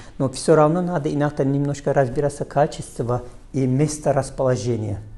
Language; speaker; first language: Russian; non-native, learner; Turkish